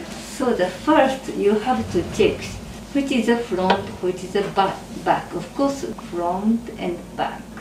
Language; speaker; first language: English; non-native, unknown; Japanese